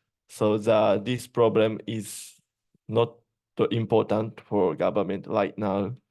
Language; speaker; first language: English; non-native, learner; Japanese